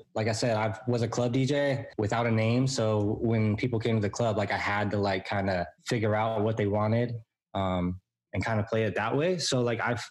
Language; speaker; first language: English; native; English